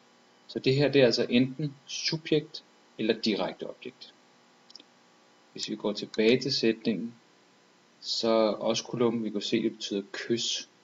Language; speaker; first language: Danish; native; Danish